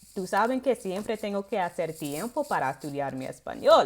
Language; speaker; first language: Spanish; non-native, learner; English